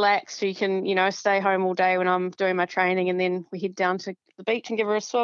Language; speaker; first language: English; native; English